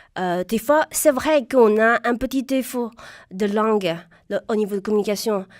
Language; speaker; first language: French; non-native, fluent; Chinese